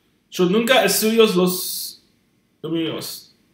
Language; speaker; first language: Spanish; non-native, learner; English